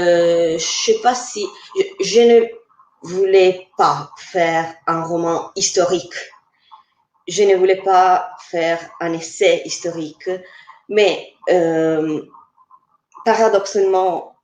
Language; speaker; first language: French; non-native, fluent; Italian